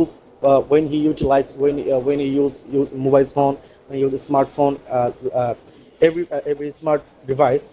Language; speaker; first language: English; non-native, learner; Bangla